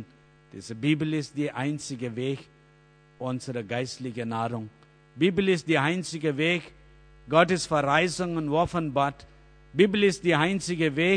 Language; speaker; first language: German; non-native, learner; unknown